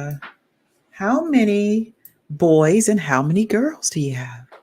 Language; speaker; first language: English; native; English